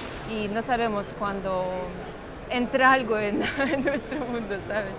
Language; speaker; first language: Spanish; non-native, fluent; Russian